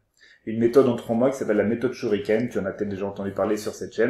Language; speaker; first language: French; native; French